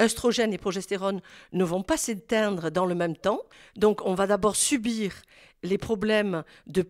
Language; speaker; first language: French; native; French